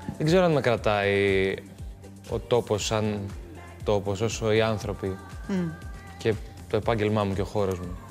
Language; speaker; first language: Greek; early bilingual, other home language; Albanian